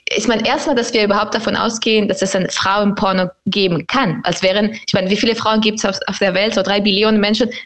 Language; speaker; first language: German; non-native, fluent; Spanish